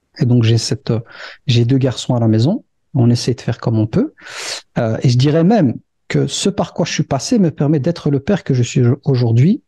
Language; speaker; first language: French; early bilingual, other home language; Arabic